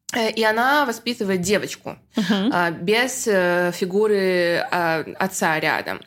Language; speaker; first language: Russian; native; Russian